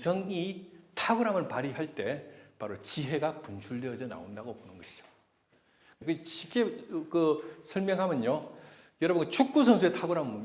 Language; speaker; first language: Korean; native; Korean